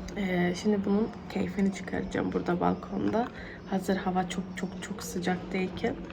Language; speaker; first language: Turkish; early bilingual, heritage; Turkish